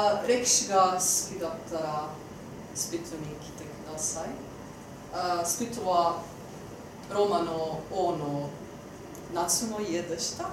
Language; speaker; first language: Japanese; non-native, learner; Croatian